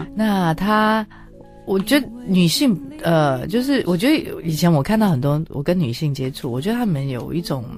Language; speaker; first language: Chinese; non-native, local second language; Amis